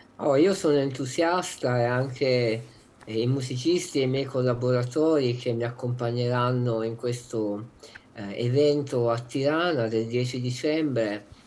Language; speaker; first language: Italian; native; Italian